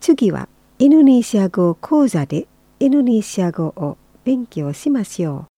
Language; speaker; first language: Japanese; non-native, fluent; Indonesian